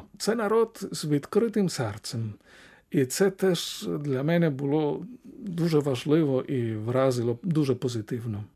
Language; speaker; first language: Ukrainian; non-native, fluent; Spanish